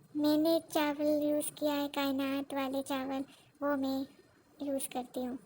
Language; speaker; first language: Urdu; non-native, local second language; Pashto